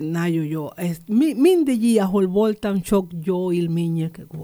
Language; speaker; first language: Hungarian; non-native, fluent; Spanish